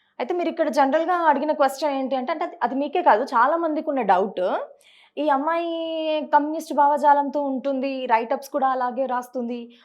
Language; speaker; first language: Telugu; early bilingual, heritage; Telugu